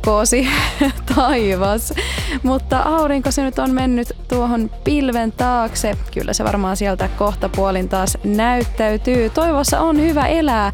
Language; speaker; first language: Finnish; native; Finnish